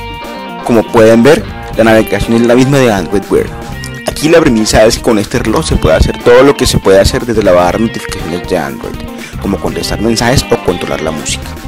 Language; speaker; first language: Spanish; native; Spanish